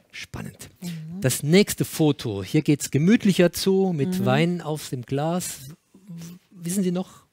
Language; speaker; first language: German; native; German